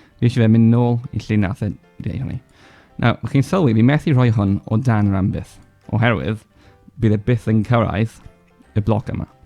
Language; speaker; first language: Welsh; non-native, local second language; English